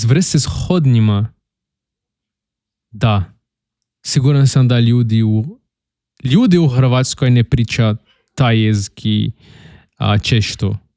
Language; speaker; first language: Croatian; non-native, learner; Portuguese